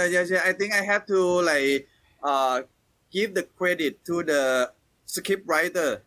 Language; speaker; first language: English; non-native, learner; Thai